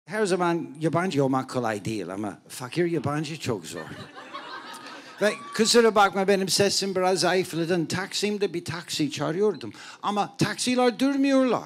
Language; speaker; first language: Turkish; non-native, fluent; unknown